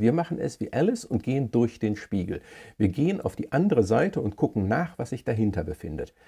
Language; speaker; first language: German; native; German